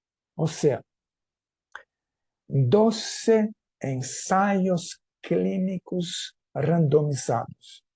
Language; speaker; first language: Spanish; non-native, fluent; Portuguese